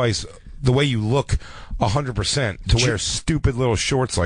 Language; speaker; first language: English; native; English